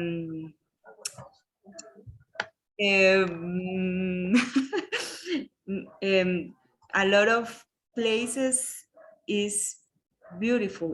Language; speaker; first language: English; non-native, learner; Spanish